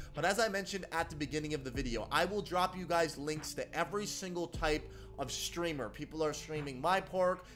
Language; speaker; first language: English; native; English